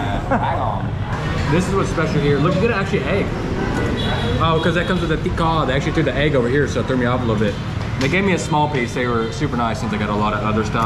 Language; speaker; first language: English; native; English